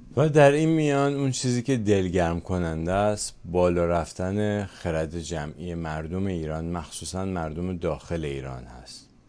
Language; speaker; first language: Persian; native; Persian